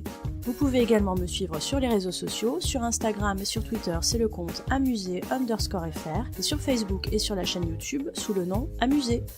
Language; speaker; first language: French; native; French